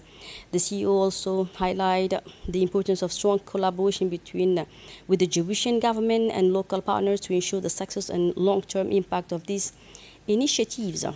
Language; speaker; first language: English; non-native, fluent; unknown